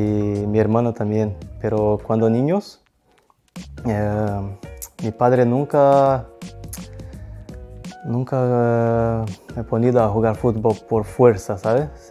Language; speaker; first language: Spanish; non-native, learner; Portuguese